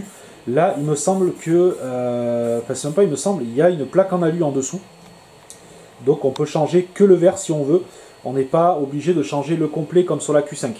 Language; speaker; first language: French; native; French